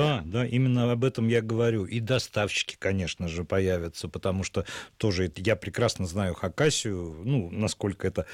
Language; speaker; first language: Russian; native; Russian